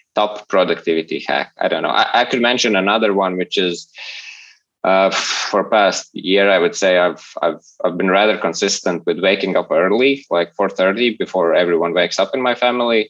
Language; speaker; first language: English; non-native, fluent; Latvian